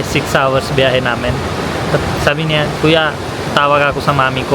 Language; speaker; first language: Filipino; non-native, learner; Punjabi